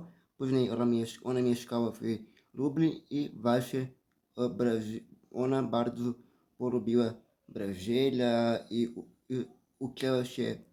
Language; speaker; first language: Polish; early bilingual, heritage; Portuguese